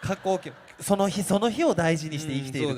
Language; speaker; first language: Japanese; native; Japanese